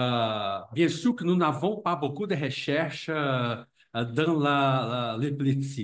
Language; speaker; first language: French; non-native, fluent; Portuguese